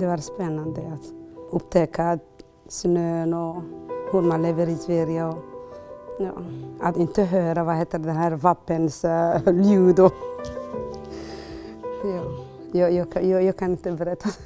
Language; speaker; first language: Swedish; non-native, learner; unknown